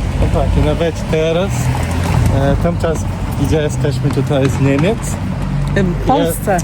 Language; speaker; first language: Polish; non-native, learner; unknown